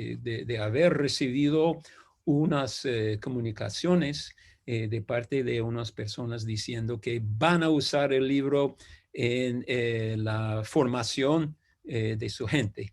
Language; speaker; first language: Spanish; non-native, fluent; English